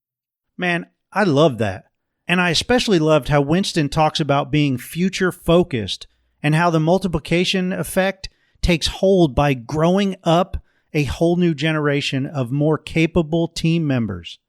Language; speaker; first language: English; native; English